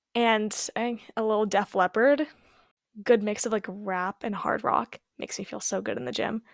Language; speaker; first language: English; native; English